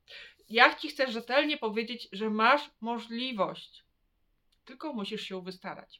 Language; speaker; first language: Polish; native; Polish